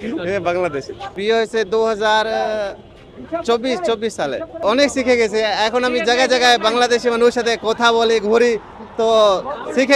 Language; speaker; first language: Bangla; non-native, learner; Urdu